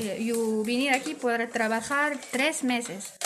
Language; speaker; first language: Spanish; non-native, learner; Arabic